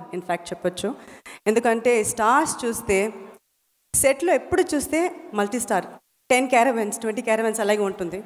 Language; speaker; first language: Telugu; non-native, fluent; Tamil